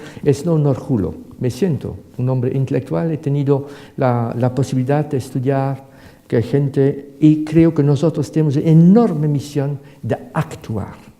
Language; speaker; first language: Spanish; non-native, fluent; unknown